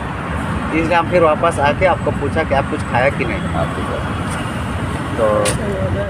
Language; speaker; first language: Hindi; non-native, local second language; Assamese